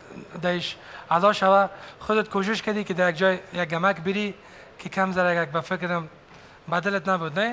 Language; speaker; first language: Persian; native; Persian